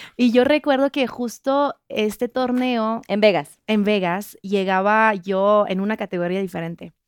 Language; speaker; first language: Spanish; non-native, fluent; French